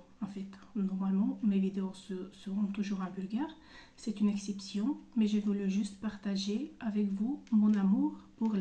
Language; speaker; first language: French; non-native, fluent; Bulgarian